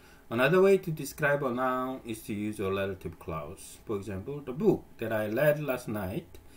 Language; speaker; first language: English; non-native, fluent; Korean